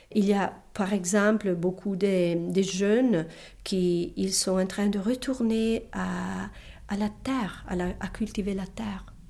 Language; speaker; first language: French; non-native, fluent; Italian